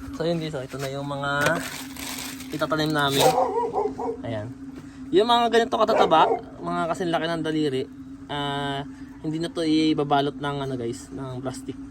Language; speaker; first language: Filipino; native; Filipino